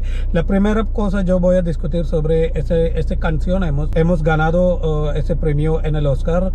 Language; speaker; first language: Spanish; non-native, learner; Malayalam